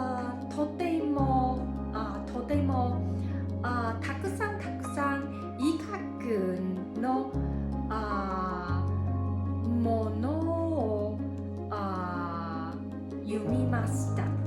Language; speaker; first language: Japanese; non-native, learner; Chinese